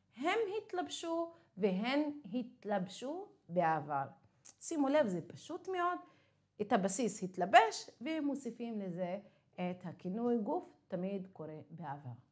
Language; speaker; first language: Hebrew; non-native, local second language; Arabic